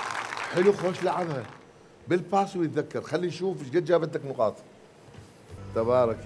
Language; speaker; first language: Arabic; native; Arabic